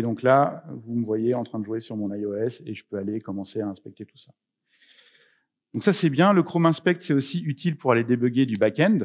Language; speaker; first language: French; native; French